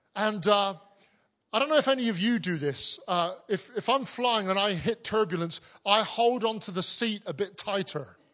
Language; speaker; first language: English; native; English